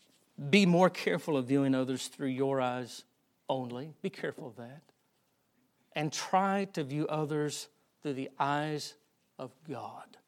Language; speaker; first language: English; native; English